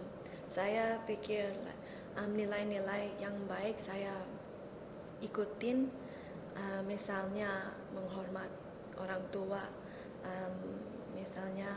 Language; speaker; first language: Indonesian; early bilingual, heritage; Indonesian